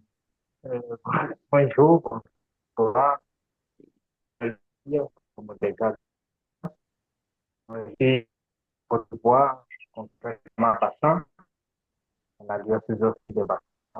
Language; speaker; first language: French; non-native, learner; Portuguese